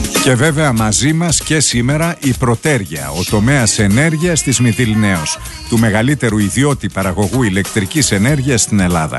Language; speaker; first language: Greek; native; Greek